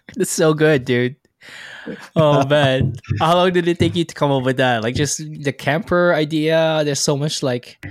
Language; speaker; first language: English; non-native, local second language; Filipino